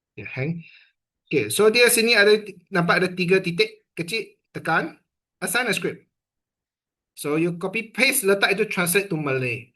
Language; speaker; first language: Malay; non-native, local second language; Chinese